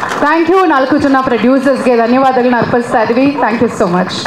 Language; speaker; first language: Kannada; native; Kannada